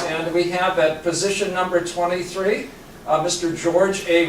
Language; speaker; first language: English; native; English